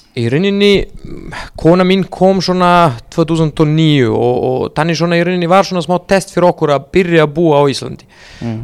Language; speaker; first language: Icelandic; non-native, fluent; Serbian